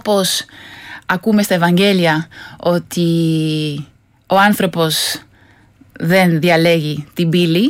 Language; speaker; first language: Greek; non-native, fluent; Spanish